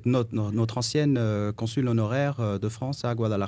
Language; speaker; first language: French; native; French